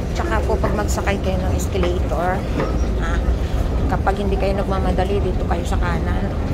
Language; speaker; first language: Filipino; native; Filipino